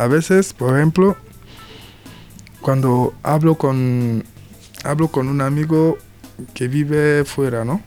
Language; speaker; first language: Spanish; non-native, learner; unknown